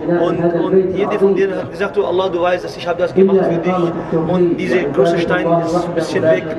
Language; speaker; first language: German; non-native, learner; Arabic